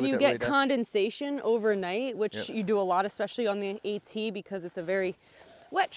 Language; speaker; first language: English; native; English